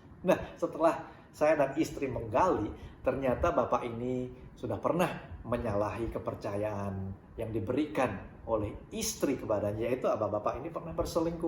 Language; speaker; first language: Indonesian; native; Indonesian